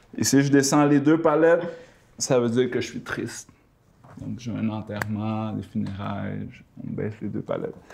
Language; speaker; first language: French; early bilingual, other home language; Spanish